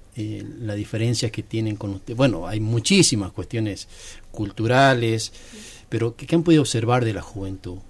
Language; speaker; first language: Spanish; native; Spanish